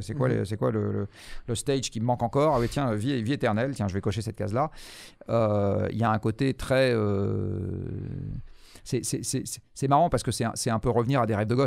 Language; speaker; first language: French; native; French